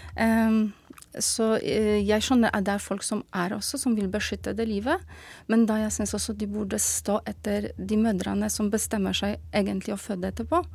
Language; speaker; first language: Norwegian; non-native, fluent; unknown